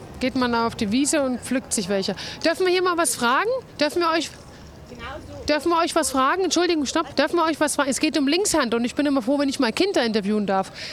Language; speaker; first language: German; native; German